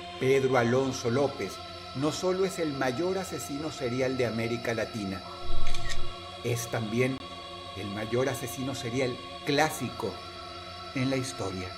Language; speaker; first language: Spanish; native; Spanish